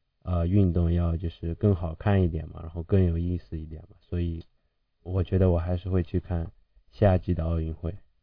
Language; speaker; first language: Chinese; early bilingual, heritage; Chinese